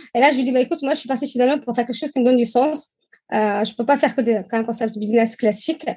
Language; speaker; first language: French; non-native, fluent; Arabic